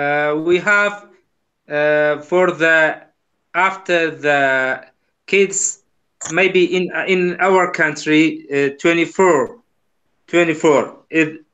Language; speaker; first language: English; non-native, learner; Kurdish